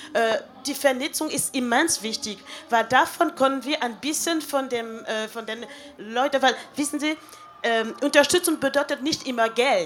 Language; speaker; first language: German; non-native, fluent; French